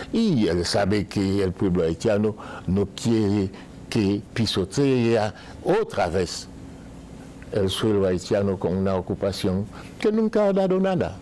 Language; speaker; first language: Spanish; non-native, fluent; Haitian Creole